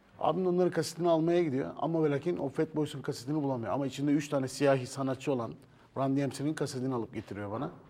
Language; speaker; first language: Turkish; native; Turkish